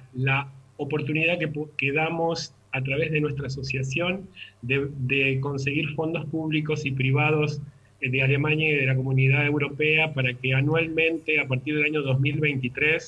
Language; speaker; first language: Spanish; native; Spanish